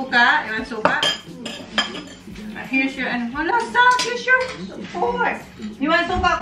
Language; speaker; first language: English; non-native, local second language; Bikol